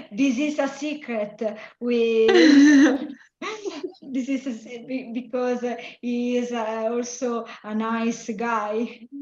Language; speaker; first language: English; non-native, learner; Italian